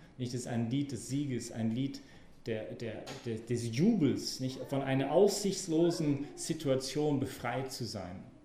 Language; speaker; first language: German; non-native, fluent; English